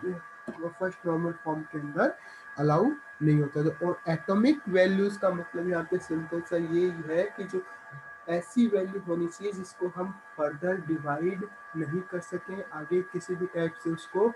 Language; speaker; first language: Hindi; native; Hindi